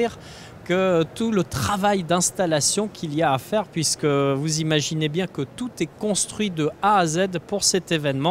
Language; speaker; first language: French; native; French